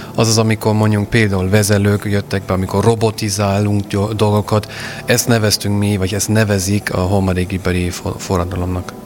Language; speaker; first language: Hungarian; non-native, fluent; German